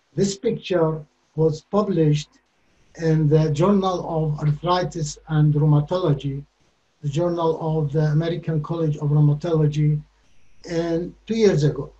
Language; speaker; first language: English; non-native, fluent; Arabic